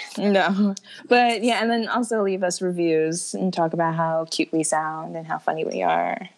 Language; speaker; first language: English; native; English